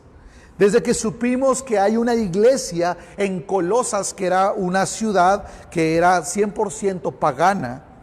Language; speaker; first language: Spanish; native; Spanish